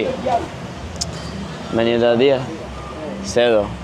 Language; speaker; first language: Spanish; non-native, learner; English